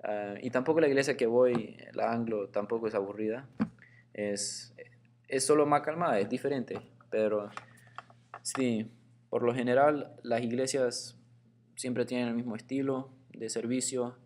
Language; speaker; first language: Spanish; early bilingual, heritage; Spanish